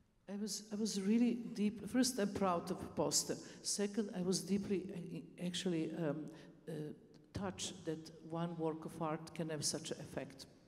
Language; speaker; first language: English; non-native, fluent; Serbian